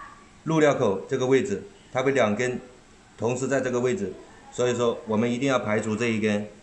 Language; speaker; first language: Chinese; native; Chinese